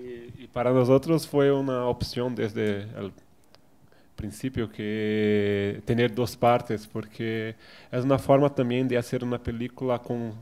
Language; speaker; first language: Spanish; non-native, fluent; Portuguese